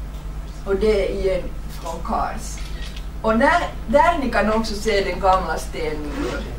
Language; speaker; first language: Swedish; non-native, fluent; Finnish